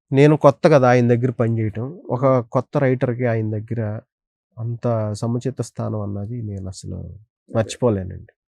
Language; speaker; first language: Telugu; native; Telugu